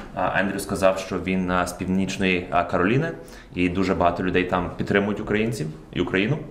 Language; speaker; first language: Ukrainian; native; Ukrainian